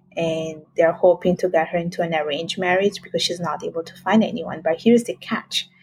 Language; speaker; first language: English; non-native, fluent; Italian